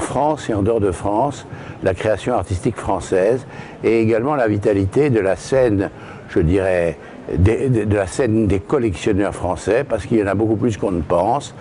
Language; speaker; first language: French; native; French